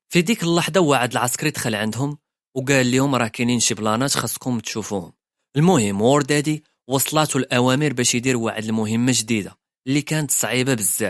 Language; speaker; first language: Arabic; native; Arabic